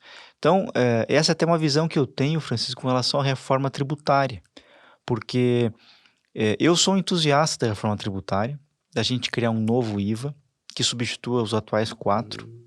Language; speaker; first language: Portuguese; native; Portuguese